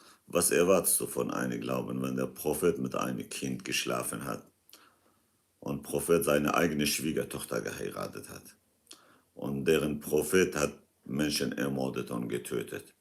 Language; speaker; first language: German; non-native, fluent; Kurdish